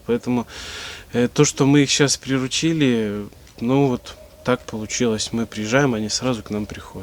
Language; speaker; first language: Russian; native; Russian